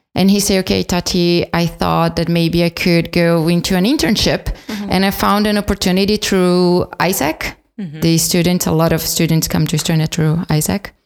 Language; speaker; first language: English; non-native, fluent; Portuguese